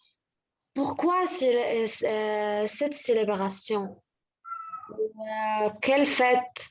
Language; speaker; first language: French; non-native, learner; Arabic